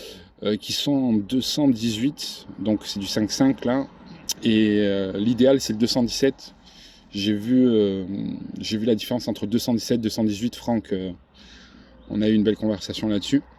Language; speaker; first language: French; native; French